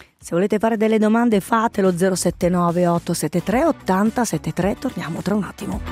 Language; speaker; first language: Italian; native; Italian